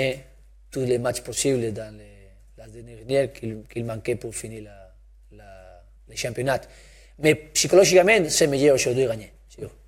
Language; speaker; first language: French; non-native, learner; Spanish